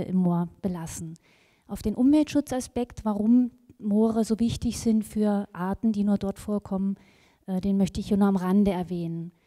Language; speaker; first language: German; native; German